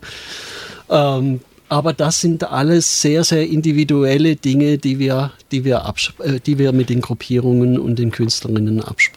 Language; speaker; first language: German; native; German